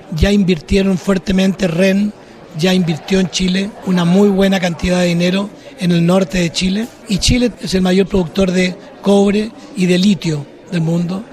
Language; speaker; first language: Spanish; native; Spanish